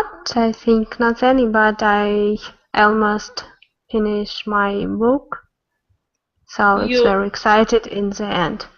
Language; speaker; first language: English; non-native, learner; Russian